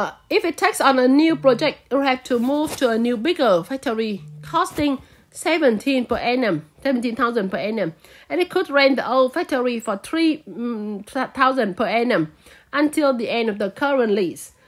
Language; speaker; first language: English; non-native, fluent; Vietnamese